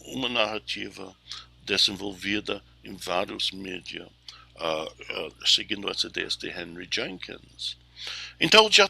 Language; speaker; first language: Portuguese; non-native, fluent; English